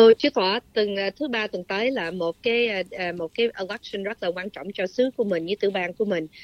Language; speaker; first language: Vietnamese; early bilingual, heritage; Vietnamese